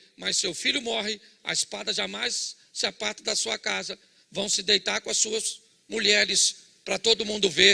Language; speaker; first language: Portuguese; native; Portuguese